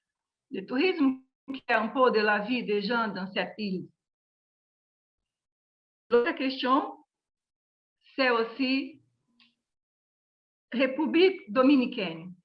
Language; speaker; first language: French; non-native, learner; Portuguese